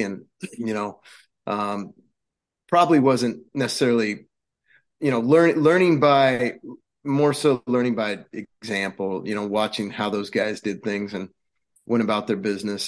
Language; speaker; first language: English; native; English